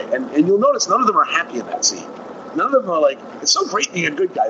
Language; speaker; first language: English; native; English